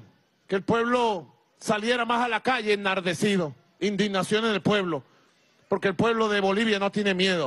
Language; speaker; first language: Spanish; native; Spanish